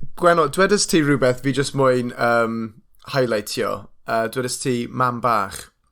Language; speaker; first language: Welsh; non-native, local second language; English